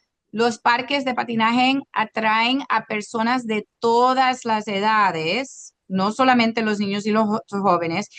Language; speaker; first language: Spanish; non-native, local second language; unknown